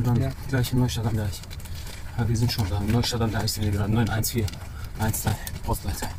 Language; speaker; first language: German; non-native, fluent; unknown